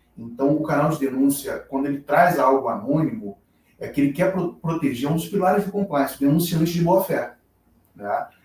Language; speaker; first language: Portuguese; native; Portuguese